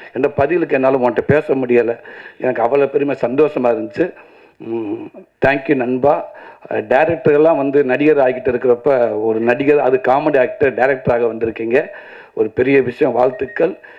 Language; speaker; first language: Tamil; native; Tamil